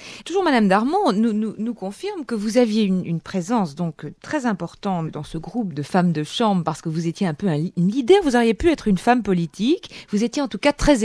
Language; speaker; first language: French; native; French